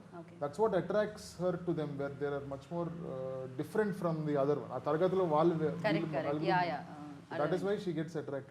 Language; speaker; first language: Telugu; native; Telugu